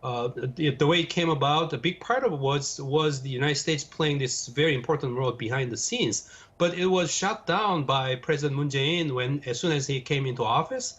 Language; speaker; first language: English; non-native, fluent; Korean